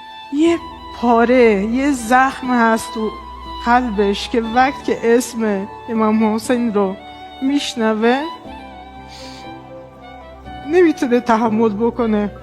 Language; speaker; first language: Persian; non-native, fluent; Portuguese